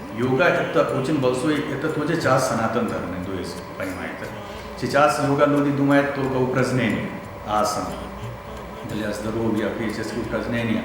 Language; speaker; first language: Russian; non-native, learner; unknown